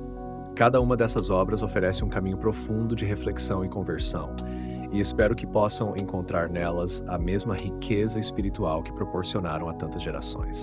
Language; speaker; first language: Portuguese; native; Portuguese